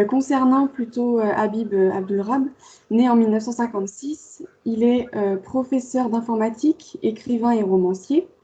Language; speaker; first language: French; native; French